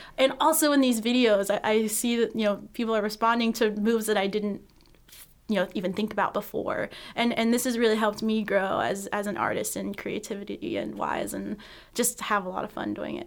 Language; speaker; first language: English; native; English